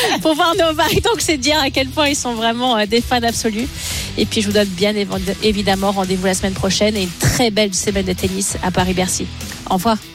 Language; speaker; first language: French; native; French